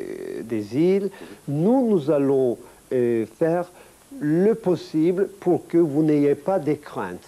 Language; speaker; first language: French; non-native, fluent; Turkish